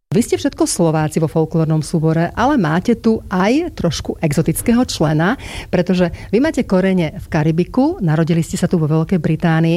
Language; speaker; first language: Slovak; native; Slovak